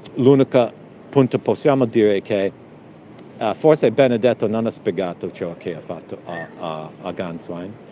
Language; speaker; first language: Italian; non-native, learner; English